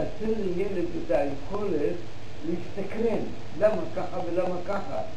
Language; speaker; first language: Hebrew; early bilingual, other home language; Arabic